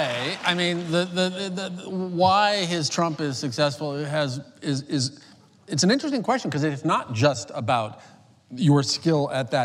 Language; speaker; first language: English; native; English